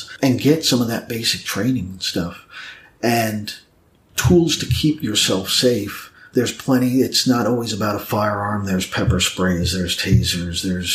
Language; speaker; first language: English; native; English